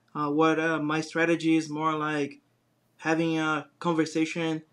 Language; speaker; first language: English; non-native, fluent; Portuguese